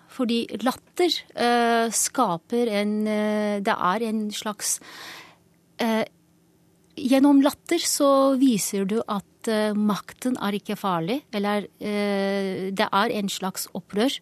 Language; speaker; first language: Norwegian; non-native, fluent; Turkish